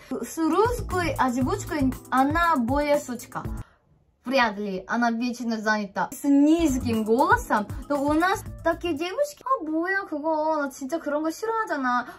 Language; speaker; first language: Russian; non-native, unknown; Korean